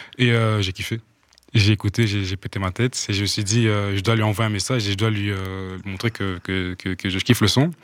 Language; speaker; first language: French; non-native, local second language; Rundi